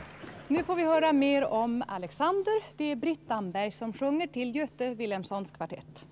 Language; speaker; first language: Swedish; native; Swedish